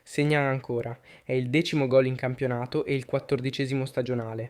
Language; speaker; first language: Italian; native; Italian